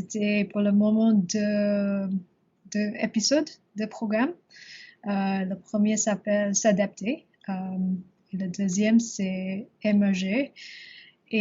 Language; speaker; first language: French; non-native, learner; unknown